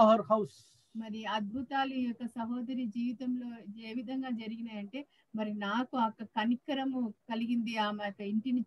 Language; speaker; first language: Telugu; native; Telugu